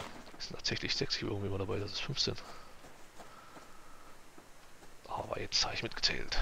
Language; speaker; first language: German; native; German